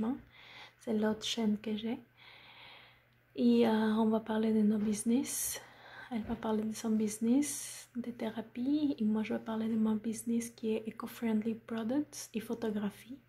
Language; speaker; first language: French; non-native, fluent; Spanish